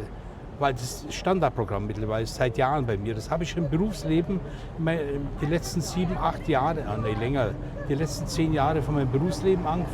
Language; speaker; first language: German; native; German